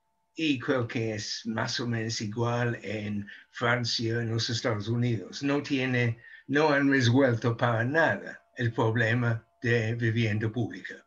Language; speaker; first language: Spanish; non-native, fluent; English